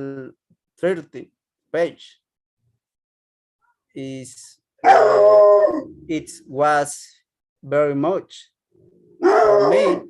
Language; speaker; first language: English; non-native, learner; Spanish